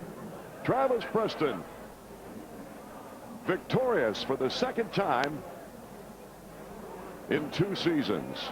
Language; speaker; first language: English; native; English